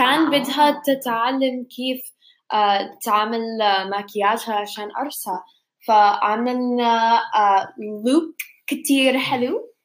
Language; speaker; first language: Arabic; non-native, learner; English